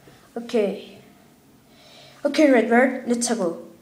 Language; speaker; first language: English; non-native, learner; Spanish